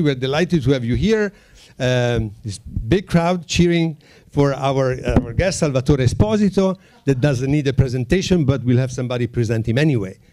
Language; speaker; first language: English; non-native, fluent; Italian